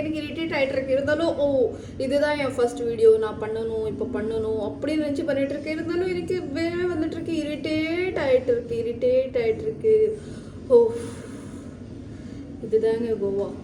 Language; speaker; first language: Tamil; early bilingual, heritage; Tamil